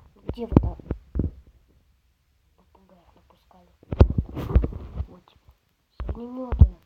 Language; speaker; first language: Russian; native; Russian